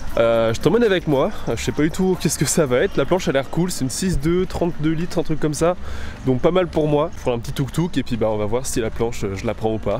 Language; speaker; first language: French; native; French